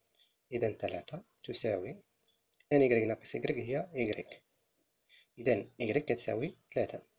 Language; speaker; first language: Arabic; native; Arabic